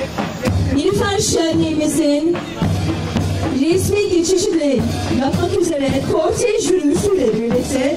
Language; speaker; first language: Turkish; native; Turkish